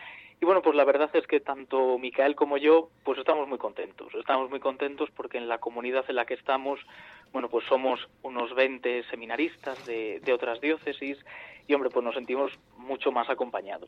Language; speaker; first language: Spanish; native; Spanish